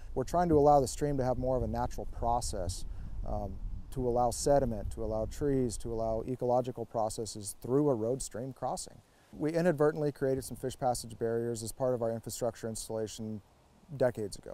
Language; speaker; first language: English; native; English